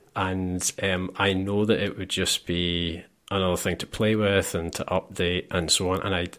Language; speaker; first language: English; native; English